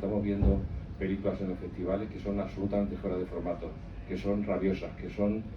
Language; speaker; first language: Spanish; native; Spanish